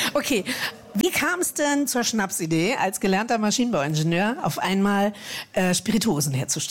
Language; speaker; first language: German; native; German